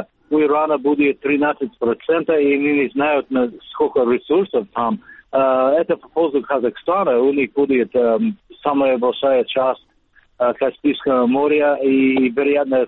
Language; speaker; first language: Russian; non-native, learner; English